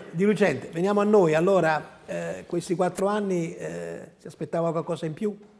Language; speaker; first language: Italian; native; Italian